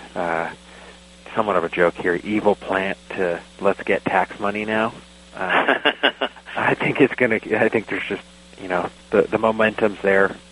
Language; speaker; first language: English; native; English